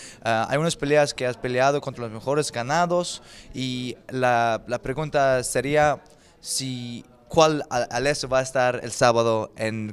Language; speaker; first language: Spanish; non-native, fluent; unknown